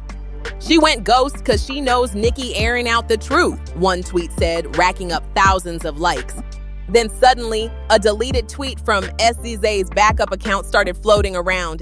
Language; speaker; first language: English; native; English